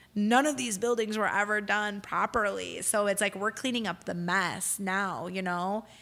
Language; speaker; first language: English; native; English